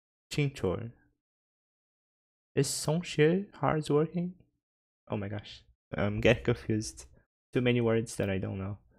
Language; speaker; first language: English; non-native, fluent; Portuguese